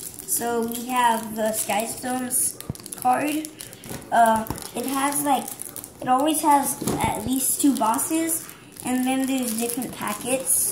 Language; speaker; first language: English; native; English